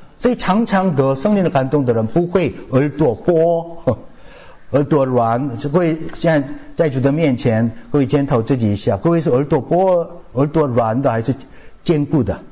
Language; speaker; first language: Chinese; non-native, fluent; Korean